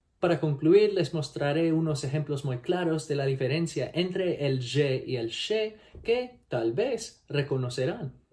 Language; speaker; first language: Spanish; non-native, learner; English